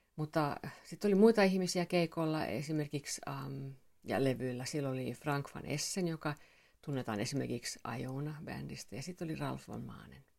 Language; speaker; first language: Finnish; non-native, local second language; Swedish